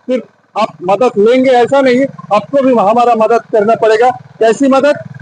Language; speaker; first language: Hindi; non-native, local second language; Bangla